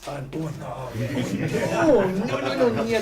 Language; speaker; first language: English; native; English